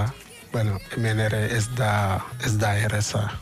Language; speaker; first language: Basque; non-native, fluent; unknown